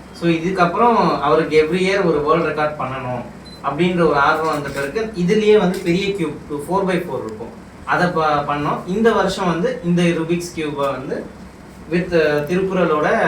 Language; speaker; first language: Tamil; native; Tamil